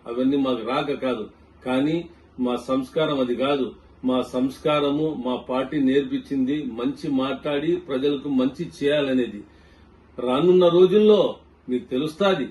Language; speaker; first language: Telugu; non-native, local second language; Urdu